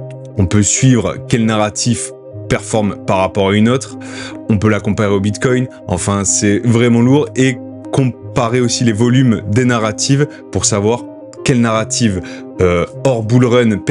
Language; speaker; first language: French; native; French